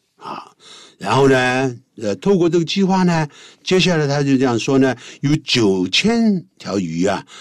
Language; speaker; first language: Chinese; native; Chinese